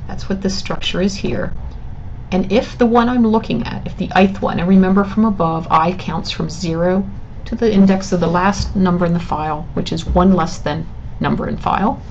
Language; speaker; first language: English; native; English